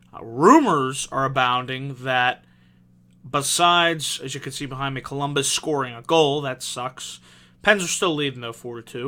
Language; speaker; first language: English; native; English